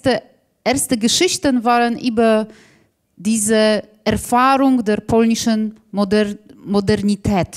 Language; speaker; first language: German; non-native, fluent; Polish